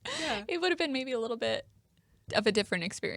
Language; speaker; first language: English; native; English